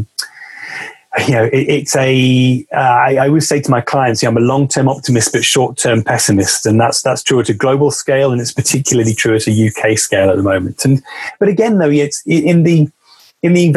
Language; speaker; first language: English; native; English